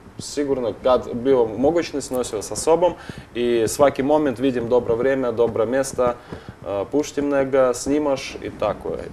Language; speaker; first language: Bosnian; non-native, learner; Russian